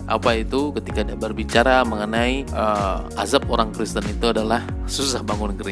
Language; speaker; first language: Indonesian; native; Indonesian